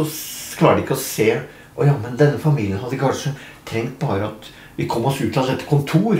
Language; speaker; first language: Norwegian; native; Norwegian